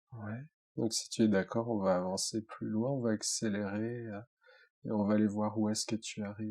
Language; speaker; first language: French; native; French